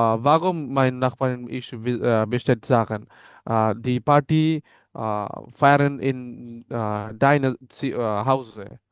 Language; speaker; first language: German; non-native, learner; Bangla